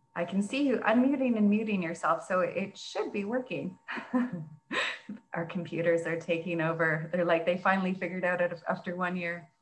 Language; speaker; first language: English; native; English